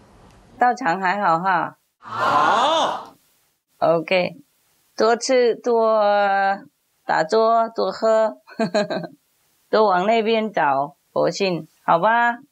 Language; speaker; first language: Chinese; non-native, fluent; Vietnamese